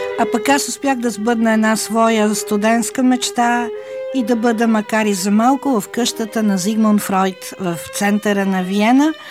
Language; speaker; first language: Bulgarian; native; Bulgarian